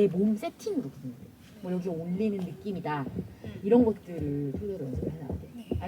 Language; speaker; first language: Korean; native; Korean